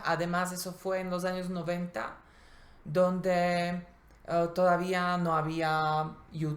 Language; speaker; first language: Spanish; non-native, fluent; Slovak